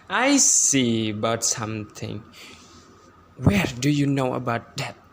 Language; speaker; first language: English; non-native, learner; Indonesian